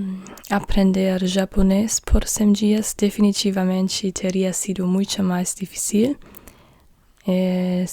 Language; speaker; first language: Portuguese; non-native, learner; German